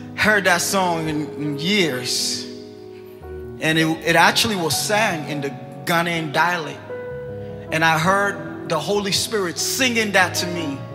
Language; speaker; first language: English; non-native, local second language; Ga